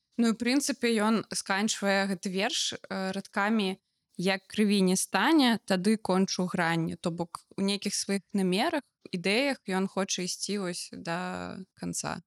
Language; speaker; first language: Belarusian; non-native, local second language; Russian